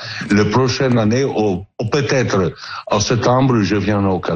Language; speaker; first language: French; non-native, learner; Italian